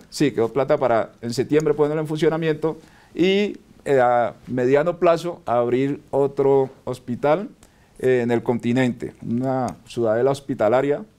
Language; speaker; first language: Spanish; native; Spanish